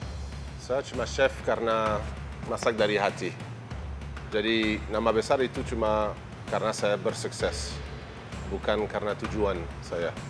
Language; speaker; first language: Indonesian; non-native, fluent; French